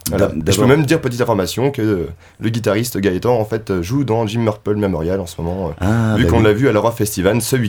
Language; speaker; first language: French; native; French